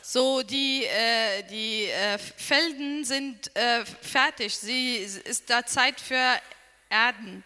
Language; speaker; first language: German; non-native, learner; Arabic